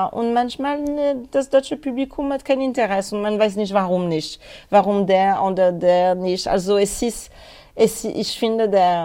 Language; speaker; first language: German; non-native, learner; French